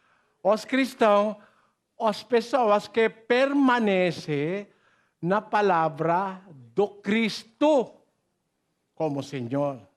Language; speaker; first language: Portuguese; non-native, learner; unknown